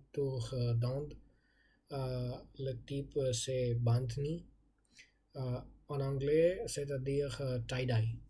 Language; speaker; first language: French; non-native, learner; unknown